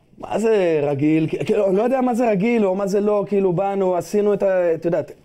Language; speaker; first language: Hebrew; early bilingual, other home language; Russian